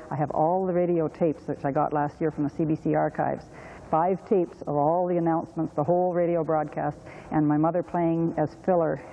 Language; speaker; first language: English; native; English